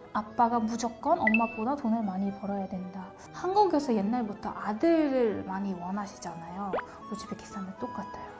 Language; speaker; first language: Korean; non-native, fluent; Uzbek